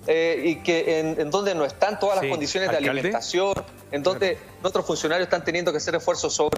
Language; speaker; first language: Spanish; native; Spanish